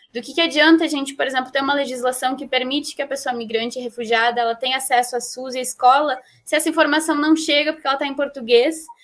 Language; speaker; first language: Portuguese; non-native, fluent; Spanish